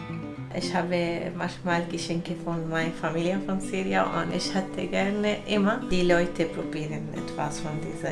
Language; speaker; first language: German; non-native, learner; Arabic